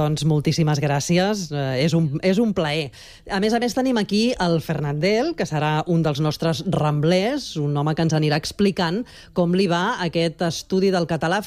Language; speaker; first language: Catalan; native; Catalan